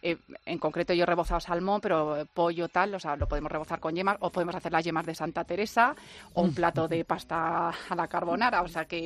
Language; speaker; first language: Spanish; native; Spanish